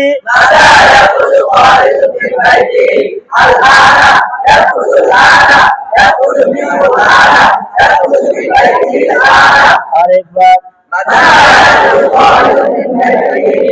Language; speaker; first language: Arabic; non-native, learner; Bangla